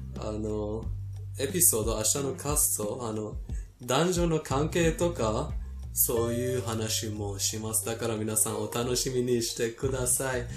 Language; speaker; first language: Japanese; non-native, fluent; Persian